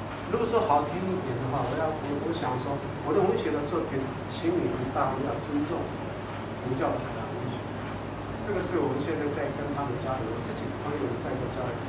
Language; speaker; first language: Chinese; non-native, local second language; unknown